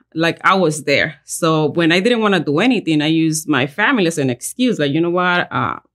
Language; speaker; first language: English; early bilingual, other home language; Spanish